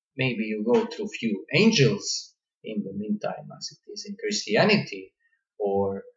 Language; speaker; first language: English; non-native, fluent; Croatian